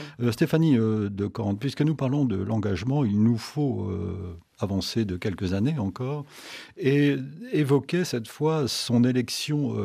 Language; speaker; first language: French; native; French